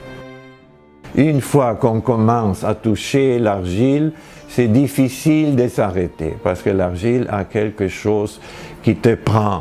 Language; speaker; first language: French; non-native, fluent; Spanish